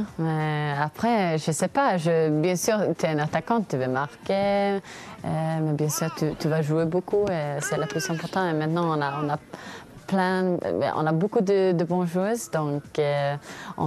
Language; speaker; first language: French; non-native, fluent; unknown